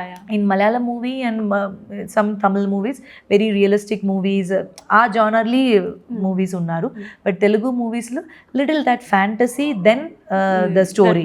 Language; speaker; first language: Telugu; non-native, learner; Malayalam